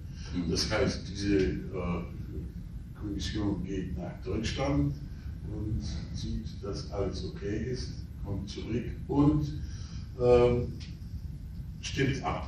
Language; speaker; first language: German; non-native, fluent; Polish